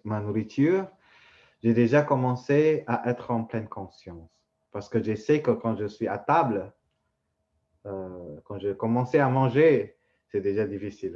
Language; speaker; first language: French; non-native, fluent; Vietnamese